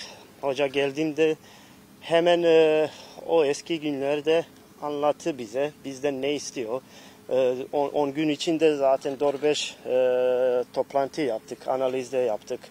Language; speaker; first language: Turkish; non-native, fluent; Bosnian